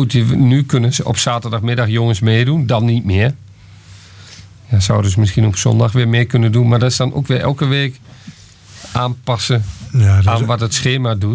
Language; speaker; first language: Dutch; native; Dutch